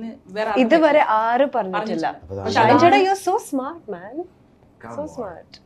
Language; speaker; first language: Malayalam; early bilingual, heritage; Malayalam